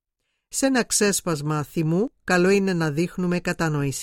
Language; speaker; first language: Greek; native; Greek